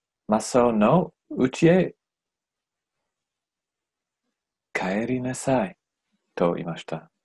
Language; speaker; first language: Japanese; non-native, learner; English